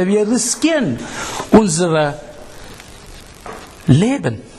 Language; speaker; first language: German; non-native, learner; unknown